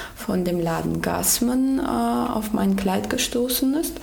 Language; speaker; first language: German; early bilingual, other home language; Georgian